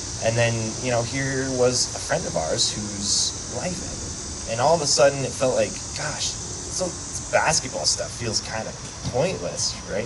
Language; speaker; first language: English; native; English